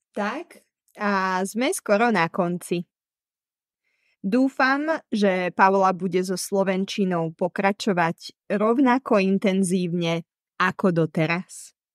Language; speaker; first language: Slovak; native; Slovak